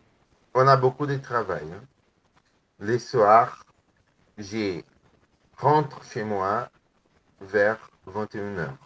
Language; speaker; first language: French; non-native, learner; Portuguese